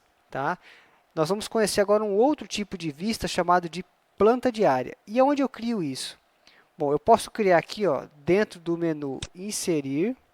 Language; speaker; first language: Portuguese; native; Portuguese